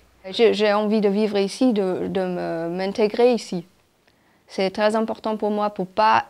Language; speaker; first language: French; non-native, fluent; German